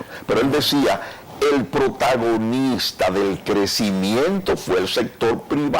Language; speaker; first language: Spanish; native; Spanish